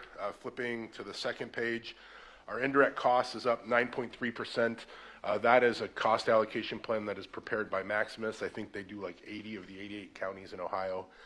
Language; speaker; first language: English; native; English